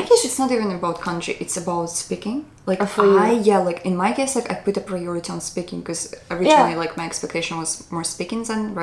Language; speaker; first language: English; non-native, fluent; Russian